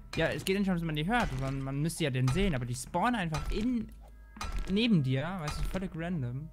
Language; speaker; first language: German; native; German